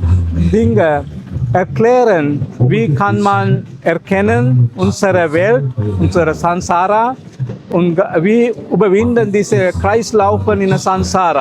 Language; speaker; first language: German; non-native, learner; Sinhala